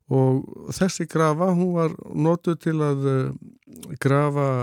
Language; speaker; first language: Icelandic; native; Icelandic